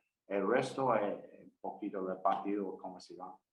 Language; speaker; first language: Spanish; non-native, learner; English